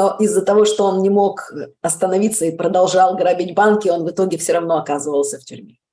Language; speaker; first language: Russian; native; Russian